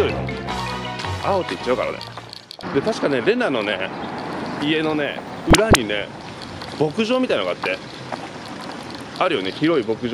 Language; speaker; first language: Japanese; native; Japanese